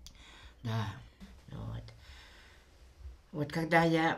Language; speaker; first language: Russian; non-native, local second language; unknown